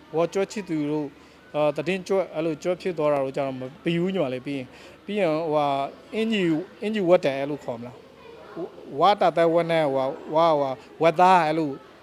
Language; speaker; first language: Burmese; non-native, local second language; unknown